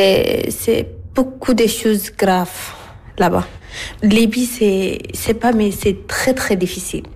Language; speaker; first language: French; non-native, learner; Arabic